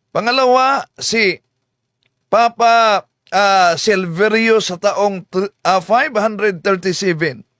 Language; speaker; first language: Filipino; non-native, local second language; Cebuano